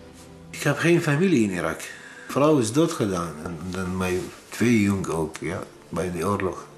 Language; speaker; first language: Dutch; non-native, learner; Arabic